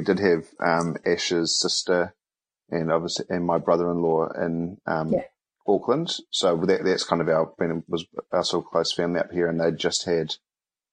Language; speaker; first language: English; native; English